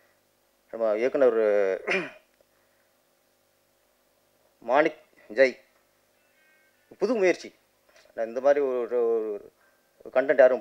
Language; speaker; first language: Tamil; native; Tamil